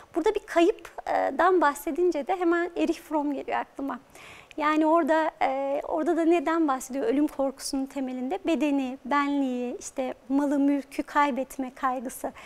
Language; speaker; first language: Turkish; native; Turkish